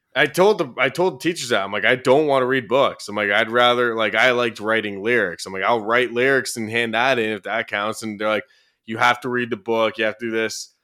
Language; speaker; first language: English; native; English